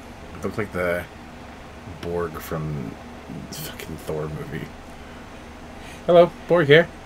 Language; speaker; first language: English; native; English